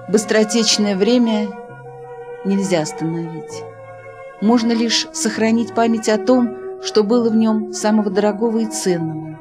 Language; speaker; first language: Russian; native; Russian